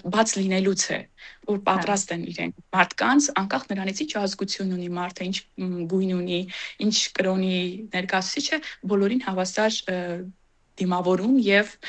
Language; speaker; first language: Armenian; native; Armenian